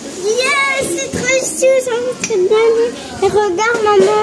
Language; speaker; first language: French; native; French